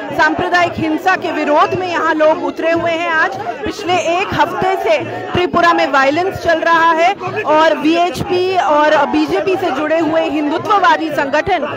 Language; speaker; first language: Hindi; native; Hindi